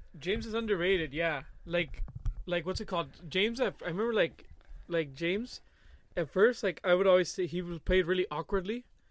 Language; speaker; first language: English; native; English